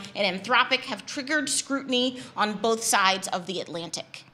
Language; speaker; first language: English; native; English